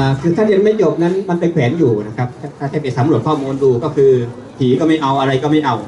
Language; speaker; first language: Thai; native; Thai